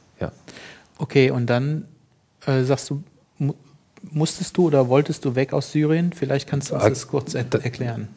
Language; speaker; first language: German; native; German